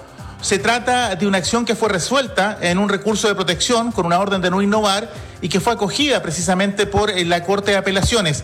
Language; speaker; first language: Spanish; native; Spanish